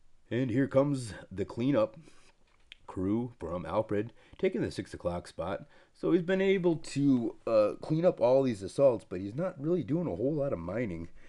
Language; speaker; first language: English; native; English